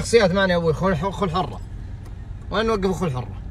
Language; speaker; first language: Arabic; native; Arabic